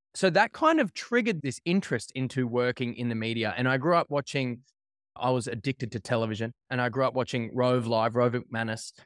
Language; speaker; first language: English; native; English